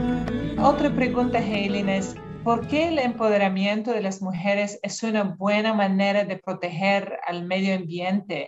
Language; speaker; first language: Spanish; non-native, fluent; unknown